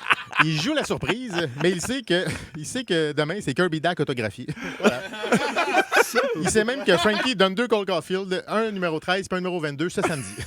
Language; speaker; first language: French; native; French